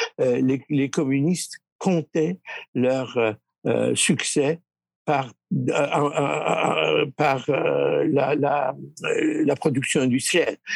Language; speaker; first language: French; early bilingual, other home language; Polish